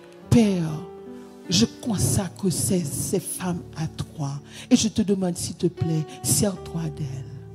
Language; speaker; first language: French; native; French